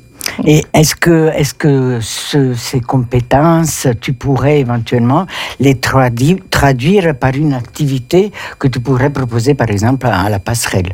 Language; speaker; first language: French; native; French